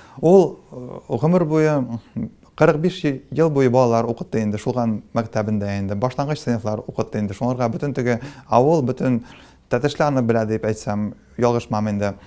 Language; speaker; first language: Tatar; non-native, local second language; Russian